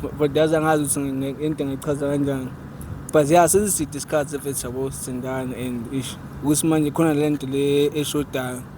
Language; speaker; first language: Zulu; native; Zulu